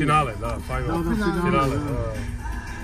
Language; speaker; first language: Portuguese; non-native, learner; Serbian